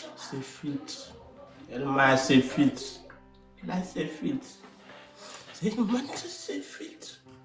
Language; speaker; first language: French; non-native, local second language; Wolof